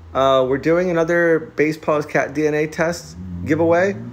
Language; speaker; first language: English; native; English